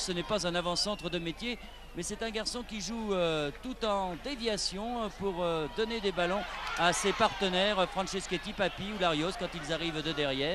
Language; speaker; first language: French; native; French